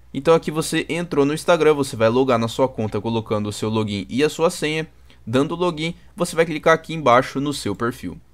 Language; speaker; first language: Portuguese; native; Portuguese